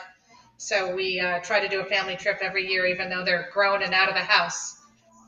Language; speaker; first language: English; native; English